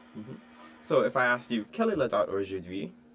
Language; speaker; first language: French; non-native, fluent; English